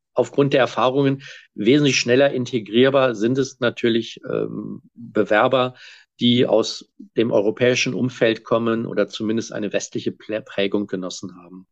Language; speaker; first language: German; native; German